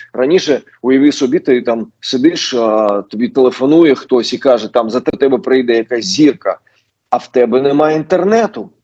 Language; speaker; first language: Ukrainian; non-native, local second language; Russian